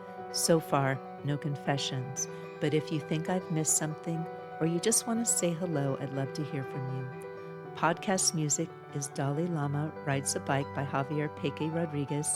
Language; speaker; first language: English; native; English